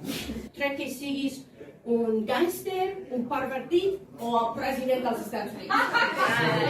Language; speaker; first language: Catalan; non-native, fluent; English